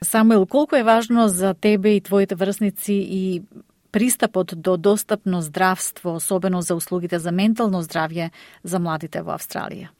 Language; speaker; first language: Macedonian; native; Macedonian